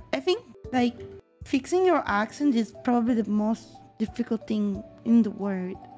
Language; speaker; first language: English; non-native, fluent; Italian